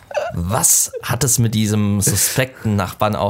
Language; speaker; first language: German; native; German